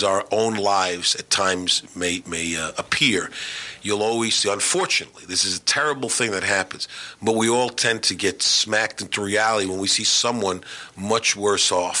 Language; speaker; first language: English; native; English